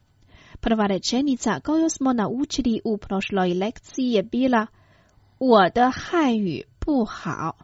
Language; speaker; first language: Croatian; non-native, fluent; Chinese